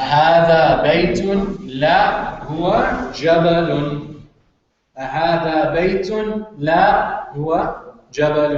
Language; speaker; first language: Arabic; non-native, fluent; English